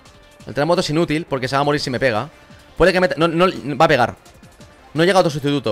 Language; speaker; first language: Spanish; native; Spanish